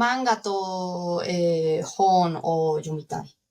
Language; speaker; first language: Japanese; non-native, learner; Spanish